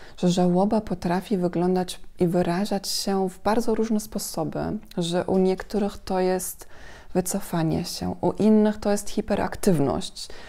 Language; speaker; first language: Polish; non-native, fluent; German